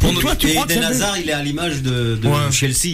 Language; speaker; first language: French; native; French